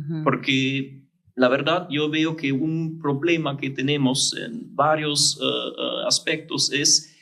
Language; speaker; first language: Spanish; non-native, fluent; German